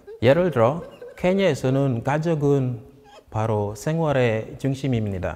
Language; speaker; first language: Korean; non-native, fluent; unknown